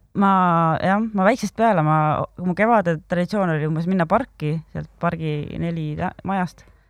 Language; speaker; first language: Estonian; native; Estonian